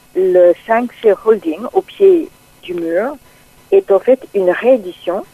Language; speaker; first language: French; non-native, fluent; English